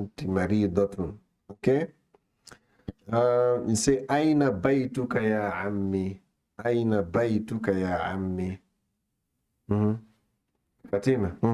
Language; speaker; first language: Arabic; non-native, fluent; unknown